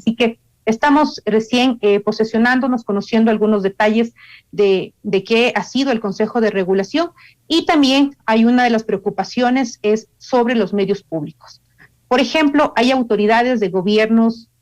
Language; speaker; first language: Spanish; native; Spanish